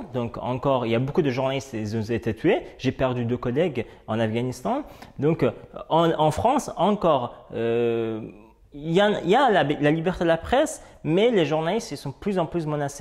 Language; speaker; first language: French; non-native, fluent; Persian